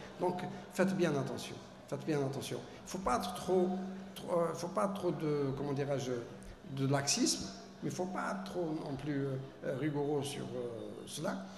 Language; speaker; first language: French; non-native, local second language; Arabic